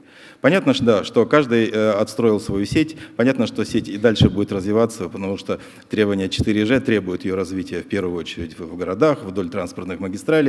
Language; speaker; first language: Russian; native; Russian